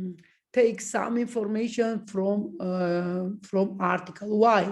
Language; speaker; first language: English; non-native, learner; Georgian